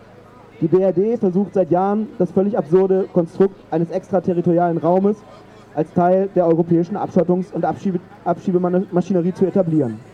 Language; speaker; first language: German; native; German